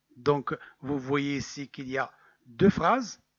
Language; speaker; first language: French; non-native, local second language; Arabic